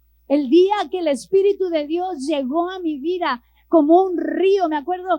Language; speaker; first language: Spanish; native; Spanish